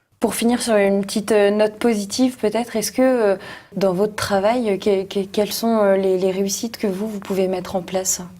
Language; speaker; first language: French; native; French